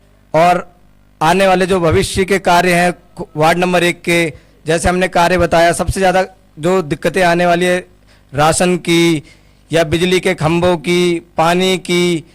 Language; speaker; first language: Hindi; native; Hindi